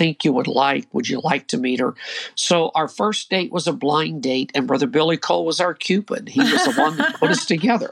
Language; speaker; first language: English; native; English